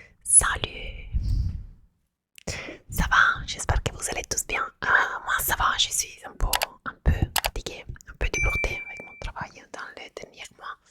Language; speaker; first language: French; non-native, fluent; Italian